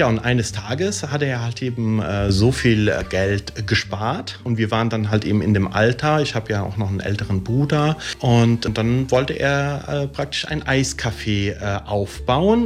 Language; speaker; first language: German; early bilingual, other home language; Italian